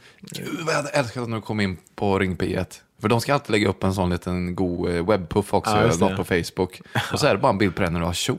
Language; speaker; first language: Swedish; native; Swedish